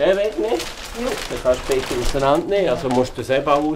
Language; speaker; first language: German; native; German